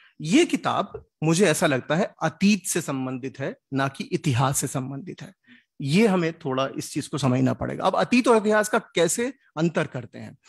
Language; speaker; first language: Hindi; native; Hindi